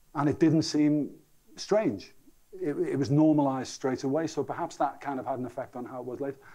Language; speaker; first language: English; native; English